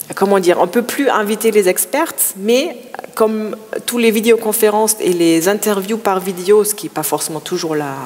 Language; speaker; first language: French; non-native, fluent; German